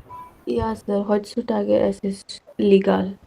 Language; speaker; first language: German; non-native, learner; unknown